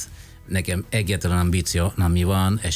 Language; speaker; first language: Hungarian; non-native, fluent; Italian